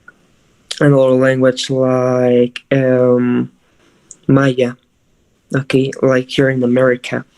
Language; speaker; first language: English; non-native, fluent; Spanish